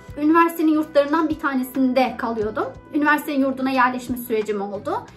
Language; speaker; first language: Turkish; native; Turkish